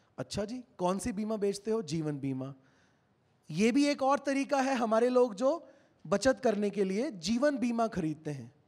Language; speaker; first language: Hindi; native; Hindi